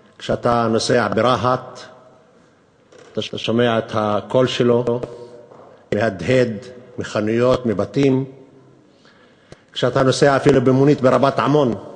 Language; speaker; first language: Hebrew; non-native, local second language; Arabic